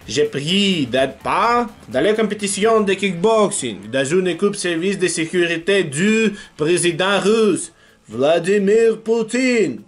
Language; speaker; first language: French; non-native, learner; Russian